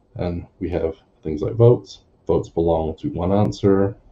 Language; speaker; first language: English; native; English